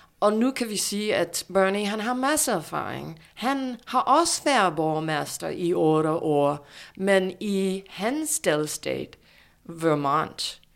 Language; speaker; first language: Danish; non-native, fluent; English